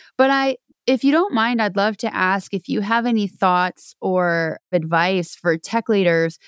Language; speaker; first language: English; native; English